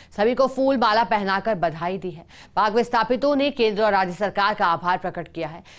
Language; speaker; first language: Hindi; native; Hindi